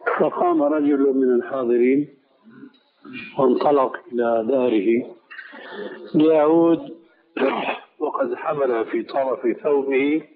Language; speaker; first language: Arabic; early bilingual, other home language; Albanian